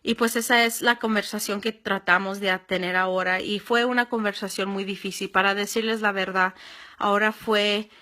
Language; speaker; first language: Spanish; early bilingual, heritage; Spanish